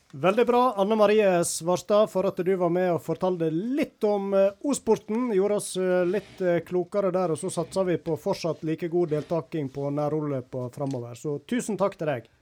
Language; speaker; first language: Norwegian; native; Norwegian